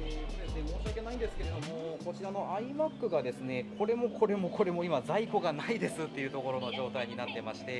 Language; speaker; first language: Japanese; native; Japanese